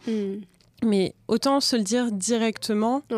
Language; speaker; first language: French; native; French